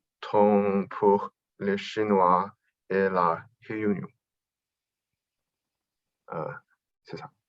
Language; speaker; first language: French; non-native, learner; Chinese